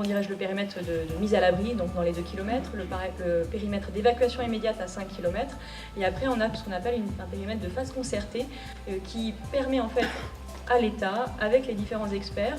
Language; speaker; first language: French; native; French